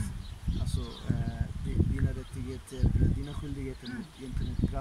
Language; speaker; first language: Swedish; non-native, fluent; Arabic